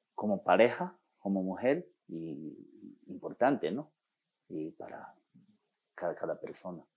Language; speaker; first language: Spanish; non-native, fluent; Japanese